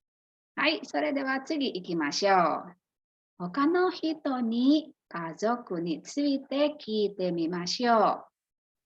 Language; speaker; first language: Japanese; non-native, fluent; Indonesian